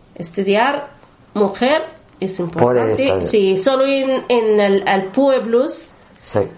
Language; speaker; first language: Spanish; non-native, learner; Arabic